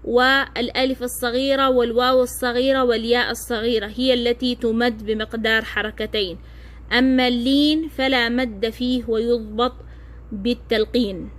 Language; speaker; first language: Arabic; non-native, fluent; Oromo